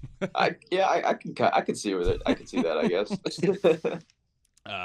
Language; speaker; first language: English; native; English